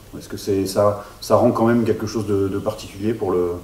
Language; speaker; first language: French; native; French